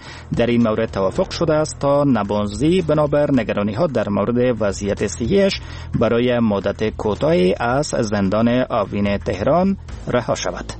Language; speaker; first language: Persian; native; Persian